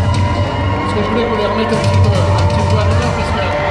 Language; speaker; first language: French; native; French